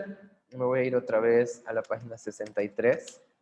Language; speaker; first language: Spanish; native; Spanish